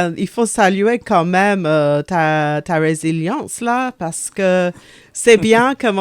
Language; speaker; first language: French; non-native, local second language; English